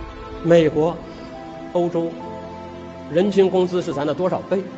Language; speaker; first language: Chinese; native; Chinese